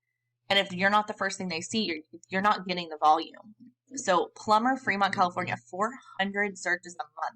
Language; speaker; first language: English; native; English